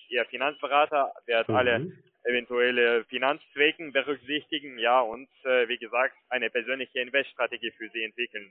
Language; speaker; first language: German; non-native, fluent; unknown